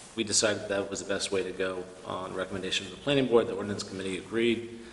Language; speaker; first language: English; native; English